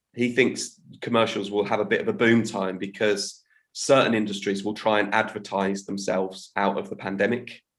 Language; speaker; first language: English; native; English